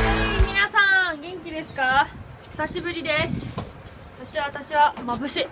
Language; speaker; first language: Japanese; early bilingual, other home language; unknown